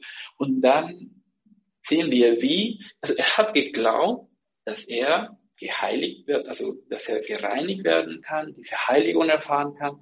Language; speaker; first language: German; non-native, fluent; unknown